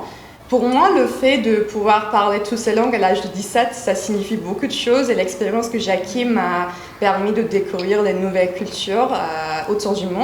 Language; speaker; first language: French; non-native, fluent; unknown